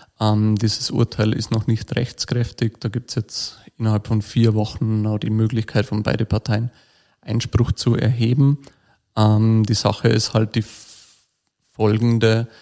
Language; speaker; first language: German; native; German